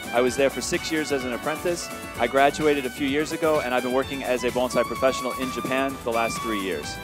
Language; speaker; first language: English; native; English